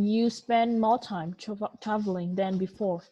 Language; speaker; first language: English; non-native, fluent; Vietnamese